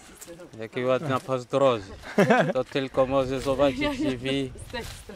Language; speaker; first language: Polish; non-native, learner; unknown